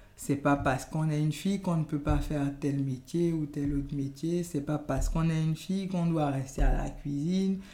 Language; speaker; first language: French; non-native, local second language; Yoruba